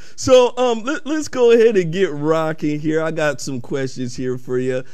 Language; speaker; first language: English; early bilingual, other home language; Akan